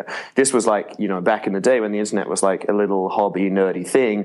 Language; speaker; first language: English; native; English